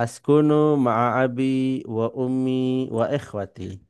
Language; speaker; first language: Arabic; non-native, fluent; Indonesian